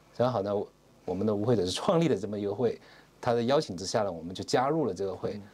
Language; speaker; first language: Chinese; non-native, local second language; Cantonese